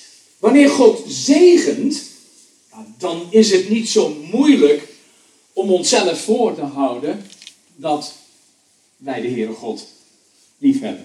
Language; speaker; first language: Dutch; native; Dutch